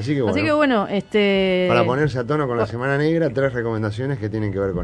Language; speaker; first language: Spanish; native; Spanish